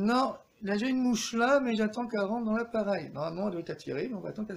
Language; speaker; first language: French; native; French